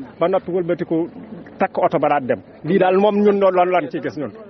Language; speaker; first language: Wolof; native; Wolof